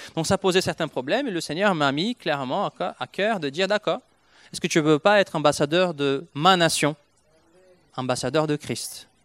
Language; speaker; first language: French; non-native, fluent; Portuguese